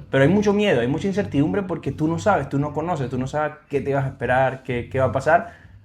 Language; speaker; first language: Spanish; native; Spanish